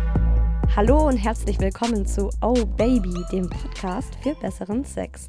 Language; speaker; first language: German; native; German